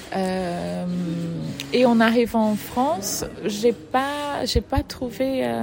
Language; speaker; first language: French; non-native, fluent; Portuguese